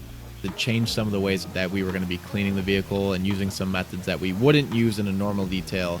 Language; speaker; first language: English; native; English